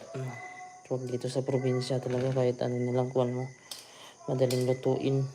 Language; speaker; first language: Filipino; non-native, local second language; Cebuano